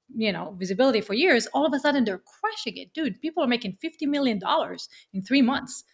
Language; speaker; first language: English; non-native, fluent; Hebrew